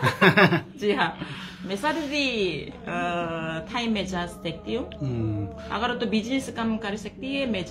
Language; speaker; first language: Hindi; non-native, learner; Korean